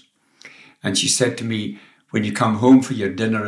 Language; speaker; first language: English; native; English